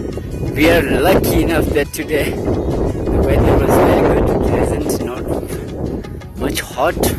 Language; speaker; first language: English; non-native, local second language; Ladakhi